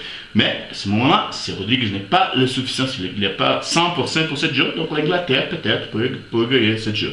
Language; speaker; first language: French; non-native, fluent; Portuguese